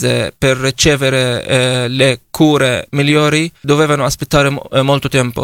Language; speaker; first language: Italian; non-native, fluent; Arabic